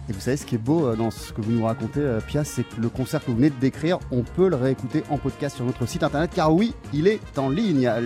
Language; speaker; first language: French; native; French